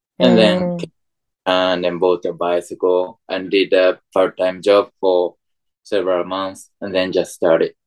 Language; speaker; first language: English; non-native, fluent; Japanese